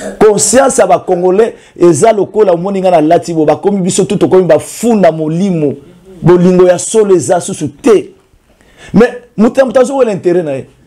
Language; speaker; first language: Lingala; native; Lingala